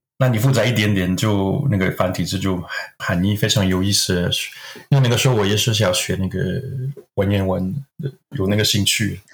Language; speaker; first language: Chinese; non-native, fluent; French